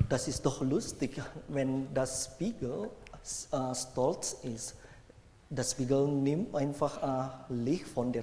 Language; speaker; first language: German; non-native, fluent; Indonesian